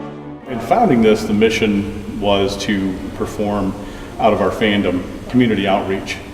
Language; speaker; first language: English; native; English